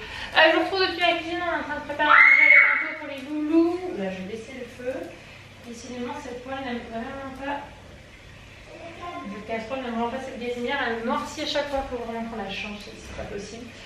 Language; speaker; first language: French; native; French